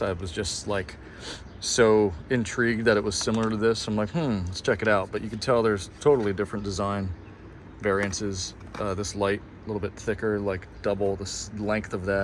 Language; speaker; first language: English; native; English